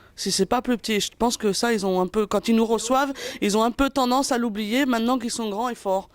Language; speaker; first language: French; native; French